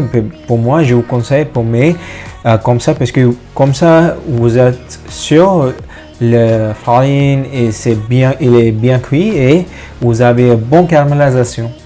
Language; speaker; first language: French; non-native, fluent; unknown